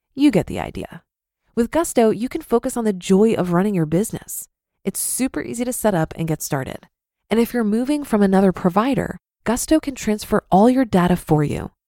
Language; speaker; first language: English; native; English